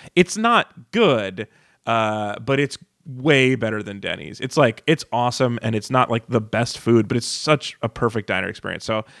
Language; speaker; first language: English; native; English